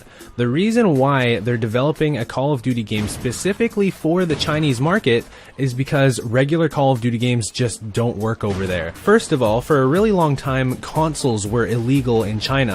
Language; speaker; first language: English; native; English